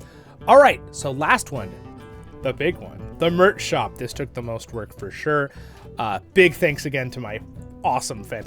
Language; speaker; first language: English; native; English